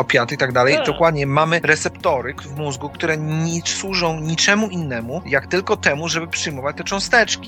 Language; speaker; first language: Polish; native; Polish